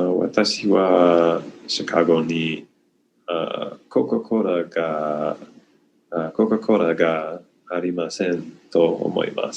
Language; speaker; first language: Japanese; non-native, learner; English